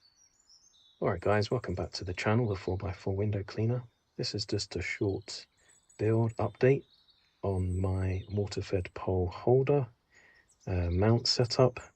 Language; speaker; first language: English; native; English